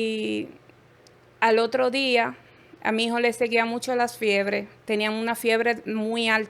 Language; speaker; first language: Spanish; native; Spanish